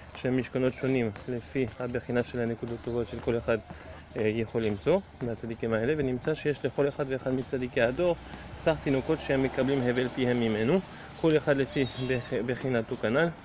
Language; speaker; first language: Hebrew; non-native, fluent; English